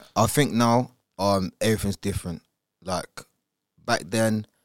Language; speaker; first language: English; early bilingual, other home language; Italian